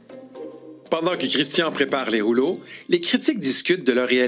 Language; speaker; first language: French; native; French